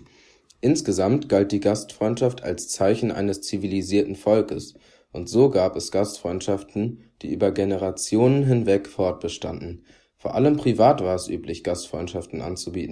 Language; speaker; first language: German; native; German